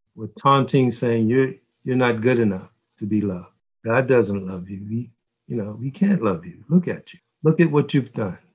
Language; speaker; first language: English; early bilingual, other home language; Korean